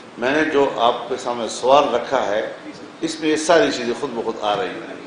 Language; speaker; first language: Urdu; non-native, local second language; Pashto